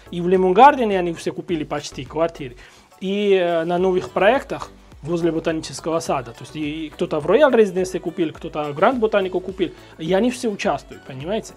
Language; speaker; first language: Russian; non-native, fluent; Georgian